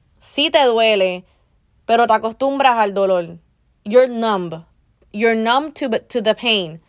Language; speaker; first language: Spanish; early bilingual, heritage; Spanish